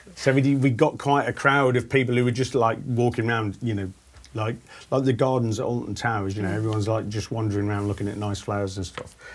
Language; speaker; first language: English; native; English